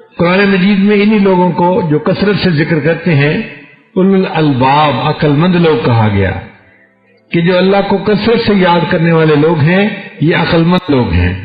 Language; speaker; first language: Urdu; non-native, local second language; Punjabi